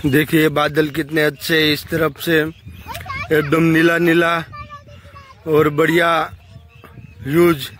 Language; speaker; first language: Hindi; non-native, local second language; Gujarati